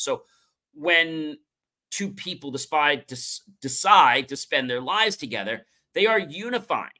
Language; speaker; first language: English; native; English